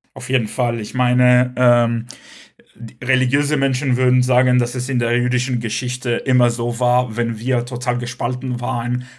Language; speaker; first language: German; non-native, local second language; Hebrew